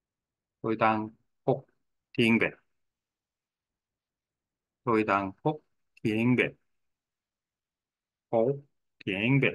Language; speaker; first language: Vietnamese; non-native, learner; Korean